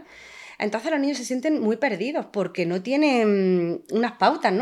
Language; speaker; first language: Spanish; native; Spanish